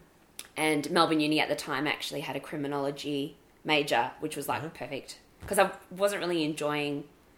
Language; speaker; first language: English; native; English